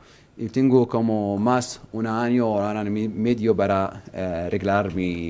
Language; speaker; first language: Spanish; non-native, learner; Arabic